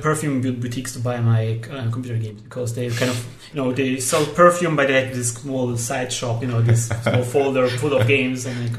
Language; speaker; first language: English; non-native, fluent; Polish